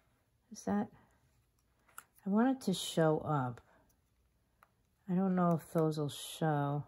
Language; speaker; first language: English; native; English